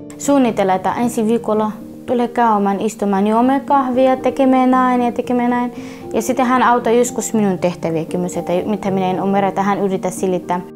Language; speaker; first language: Finnish; non-native, learner; Arabic